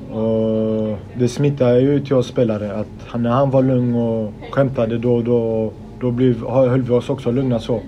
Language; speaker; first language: Swedish; early bilingual, other home language; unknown